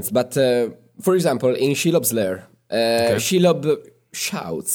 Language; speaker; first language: English; non-native, fluent; Italian